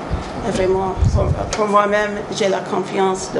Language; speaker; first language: French; non-native, learner; English